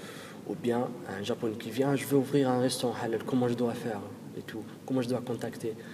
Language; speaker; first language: French; non-native, local second language; Arabic